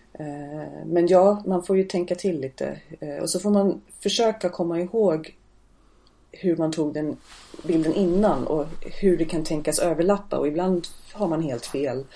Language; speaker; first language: Swedish; non-native, fluent; English